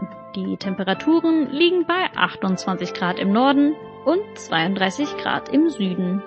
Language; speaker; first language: German; native; German